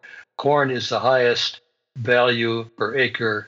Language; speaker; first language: English; native; English